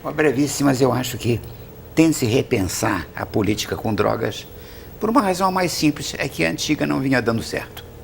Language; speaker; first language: Portuguese; native; Portuguese